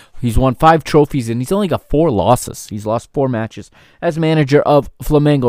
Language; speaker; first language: English; native; English